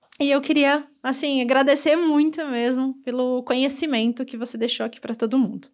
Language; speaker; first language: Portuguese; native; Portuguese